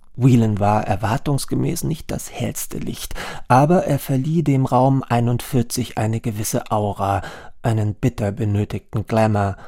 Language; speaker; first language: German; native; German